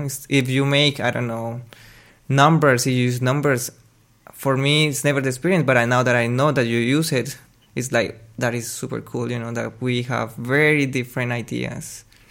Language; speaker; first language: English; non-native, fluent; Spanish